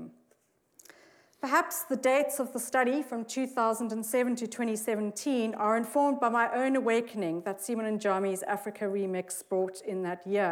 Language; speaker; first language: English; native; English